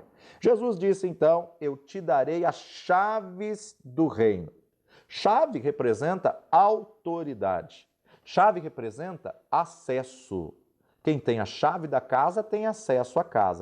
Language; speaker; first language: Portuguese; native; Portuguese